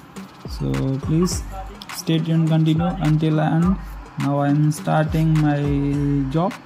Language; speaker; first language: English; non-native, learner; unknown